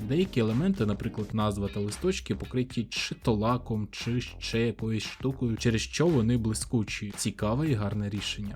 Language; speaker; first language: Ukrainian; non-native, local second language; Russian